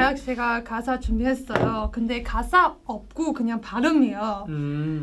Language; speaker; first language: Korean; non-native, learner; Chinese